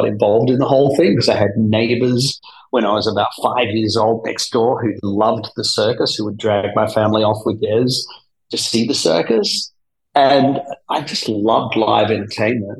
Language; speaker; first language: English; native; English